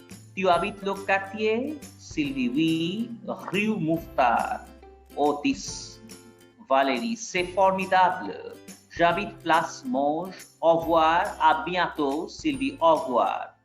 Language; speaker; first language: French; non-native, fluent; Bangla